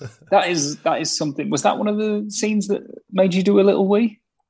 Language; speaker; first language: English; native; English